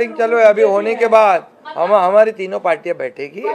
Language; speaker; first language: Hindi; non-native, local second language; Marathi